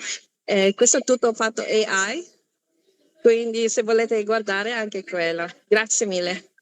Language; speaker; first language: Italian; non-native, fluent; Filipino